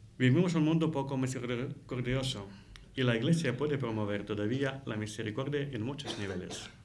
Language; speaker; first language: Spanish; non-native, fluent; Ukrainian